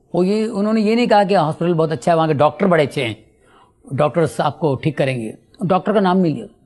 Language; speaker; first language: Hindi; non-native, local second language; Telugu